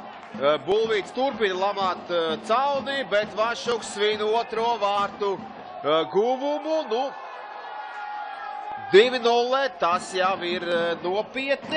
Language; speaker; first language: Latvian; native; Latvian